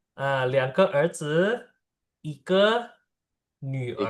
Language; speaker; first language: Chinese; non-native, fluent; Indonesian